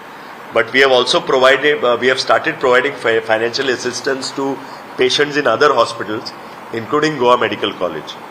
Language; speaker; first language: English; non-native, local second language; Konkani